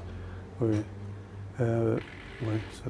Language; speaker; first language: French; non-native, learner; Tibetan